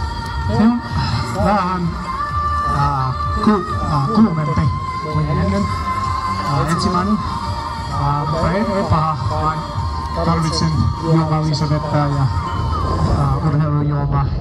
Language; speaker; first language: Finnish; non-native, learner; English